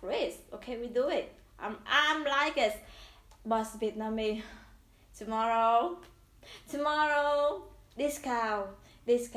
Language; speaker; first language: English; non-native, learner; Vietnamese